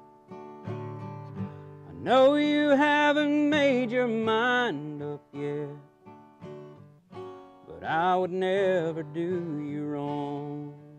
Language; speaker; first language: English; native; English